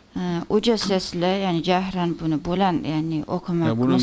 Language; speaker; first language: Turkish; non-native, fluent; Persian